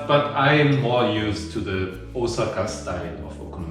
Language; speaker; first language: English; non-native, fluent; German